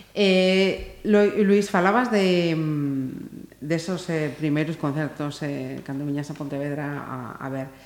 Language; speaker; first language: Galician; native; Galician